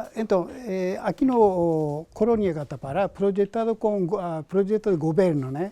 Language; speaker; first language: Portuguese; non-native, learner; Japanese